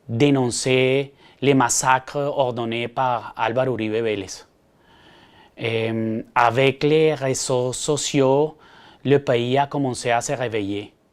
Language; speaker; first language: French; non-native, fluent; Spanish